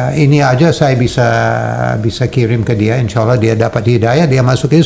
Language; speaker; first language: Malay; non-native, fluent; English